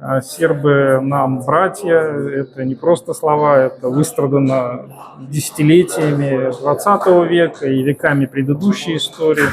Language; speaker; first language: Russian; native; Russian